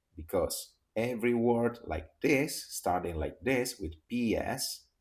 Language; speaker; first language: English; non-native, fluent; Italian